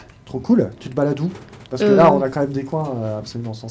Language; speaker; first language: French; native; French